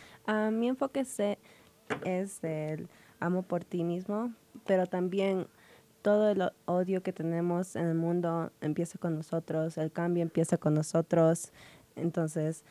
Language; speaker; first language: Spanish; early bilingual, heritage; Spanish